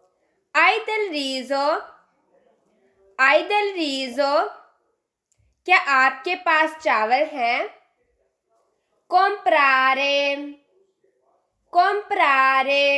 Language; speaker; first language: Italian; non-native, fluent; Urdu